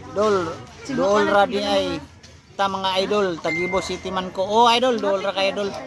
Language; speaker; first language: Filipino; non-native, local second language; Cebuano